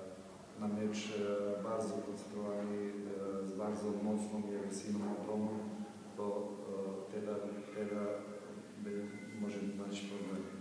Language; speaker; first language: Polish; non-native, fluent; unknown